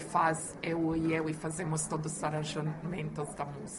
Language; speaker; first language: Portuguese; non-native, learner; Croatian